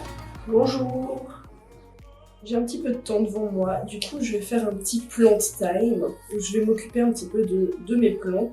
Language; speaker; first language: French; native; French